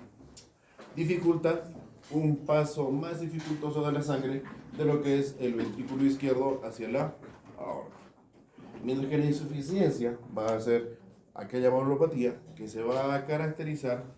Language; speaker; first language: Spanish; native; Spanish